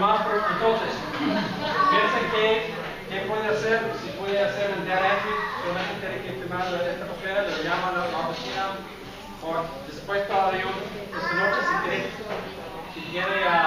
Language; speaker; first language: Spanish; non-native, fluent; English